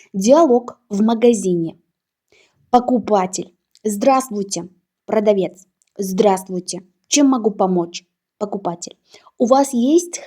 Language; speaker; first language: Russian; non-native, fluent; Uzbek